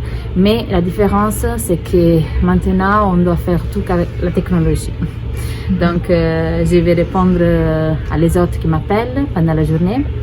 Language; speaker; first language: French; non-native, fluent; Italian